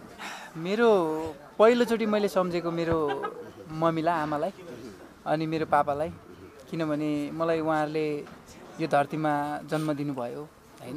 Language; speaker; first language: Nepali; early bilingual, heritage; Nepali